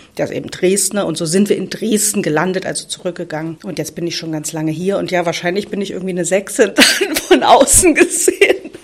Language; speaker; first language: German; native; German